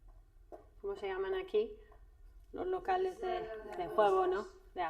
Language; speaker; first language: Spanish; non-native, fluent; English